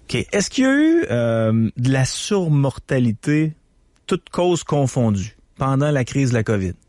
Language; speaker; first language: French; native; French